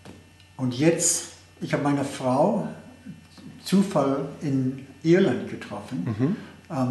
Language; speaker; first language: German; non-native, fluent; English